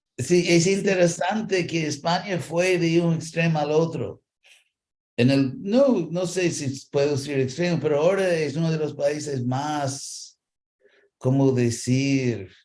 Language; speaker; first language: Spanish; non-native, fluent; English